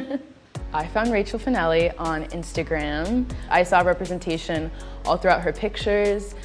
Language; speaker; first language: English; native; English